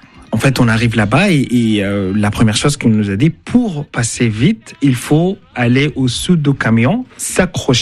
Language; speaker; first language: French; non-native, fluent; Arabic